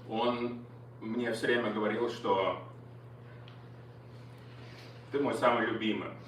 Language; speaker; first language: Russian; early bilingual, heritage; Russian